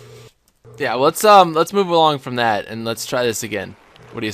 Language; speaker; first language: English; native; English